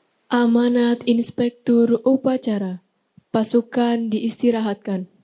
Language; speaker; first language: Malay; non-native, local second language; Balinese